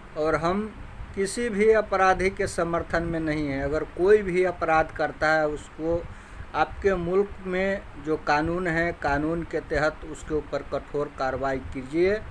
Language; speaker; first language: Hindi; native; Hindi